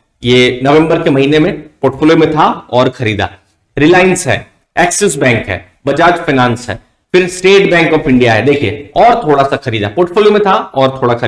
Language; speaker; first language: Hindi; native; Hindi